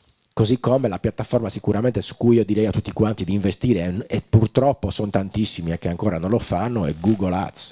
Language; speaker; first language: Italian; native; Italian